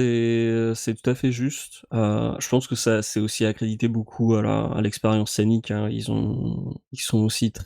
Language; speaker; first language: French; native; French